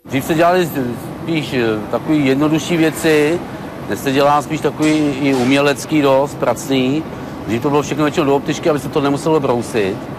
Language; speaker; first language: Czech; native; Czech